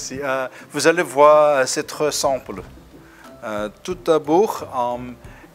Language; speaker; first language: French; non-native, fluent; Korean